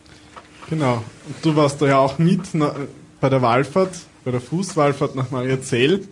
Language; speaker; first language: German; native; German